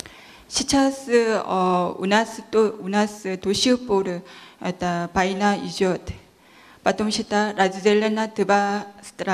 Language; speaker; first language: Russian; non-native, learner; Korean